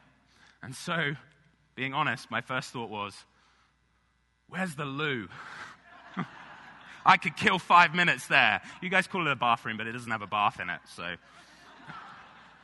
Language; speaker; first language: English; native; English